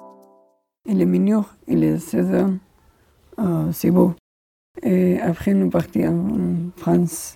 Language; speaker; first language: French; non-native, learner; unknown